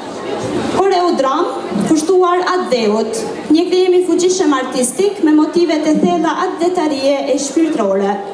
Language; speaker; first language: Albanian; native; Albanian